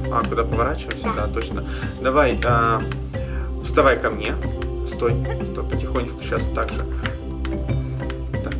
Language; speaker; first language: Russian; native; Russian